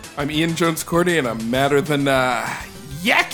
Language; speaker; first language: English; native; English